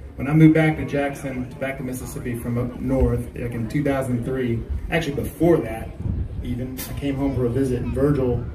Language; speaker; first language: English; native; English